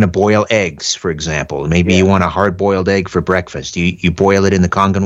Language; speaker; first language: English; native; English